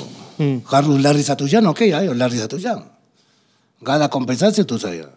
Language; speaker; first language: Indonesian; non-native, fluent; Spanish